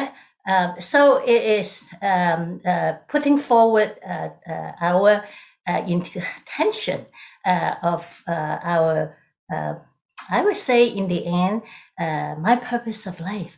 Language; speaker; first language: English; non-native, local second language; Cantonese